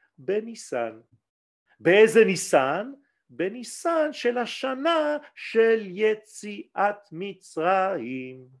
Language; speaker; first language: Hebrew; non-native, fluent; French